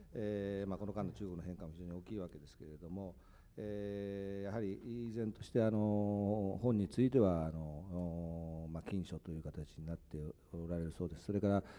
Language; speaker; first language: Japanese; native; Japanese